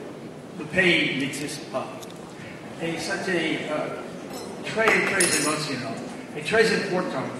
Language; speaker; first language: French; non-native, fluent; English